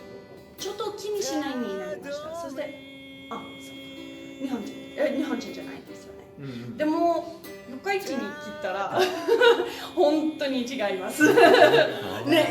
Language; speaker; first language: Japanese; non-native, learner; English